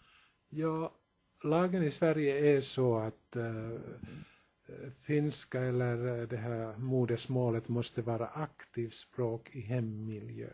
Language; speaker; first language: Swedish; non-native, local second language; Finnish